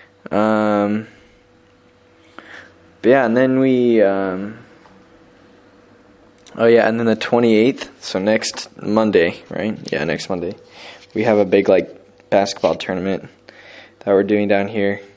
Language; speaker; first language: English; native; English